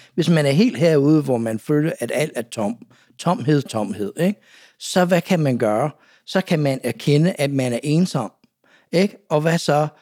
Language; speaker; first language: Danish; non-native, fluent; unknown